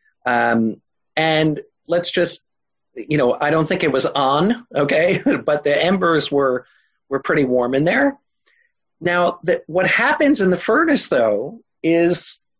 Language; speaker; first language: English; native; English